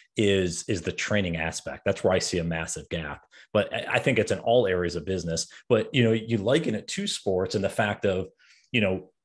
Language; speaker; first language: English; native; English